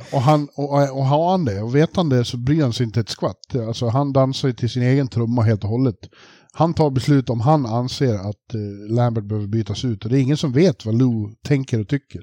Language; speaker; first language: Swedish; native; Swedish